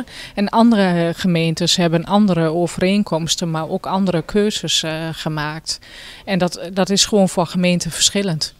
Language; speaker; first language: Dutch; native; Dutch